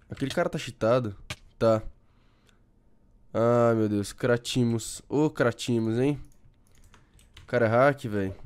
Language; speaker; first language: Portuguese; native; Portuguese